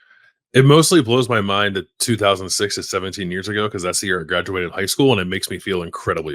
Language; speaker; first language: English; native; English